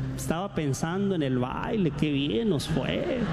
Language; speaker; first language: Spanish; native; Spanish